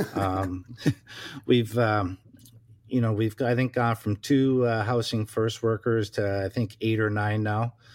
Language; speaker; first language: English; native; English